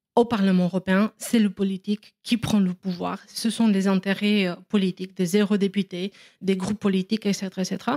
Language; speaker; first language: French; non-native, fluent; Romanian